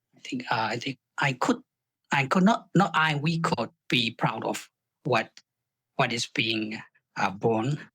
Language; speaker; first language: English; non-native, fluent; Burmese